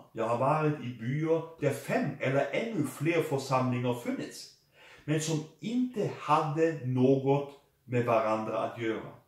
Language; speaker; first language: Swedish; non-native, fluent; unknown